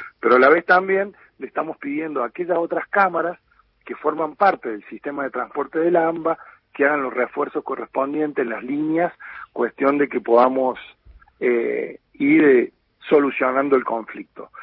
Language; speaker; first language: Spanish; native; Spanish